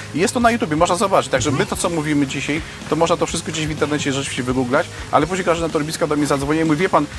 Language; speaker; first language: Polish; native; Polish